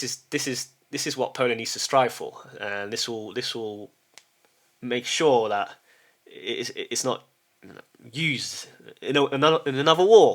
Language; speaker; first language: English; early bilingual, heritage; English